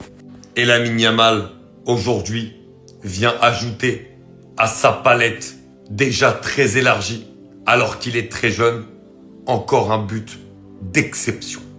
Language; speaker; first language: French; native; French